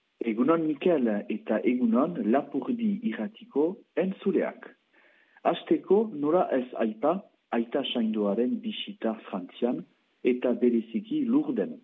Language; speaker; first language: Basque; native; Basque